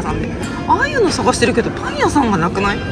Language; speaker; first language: Japanese; native; Japanese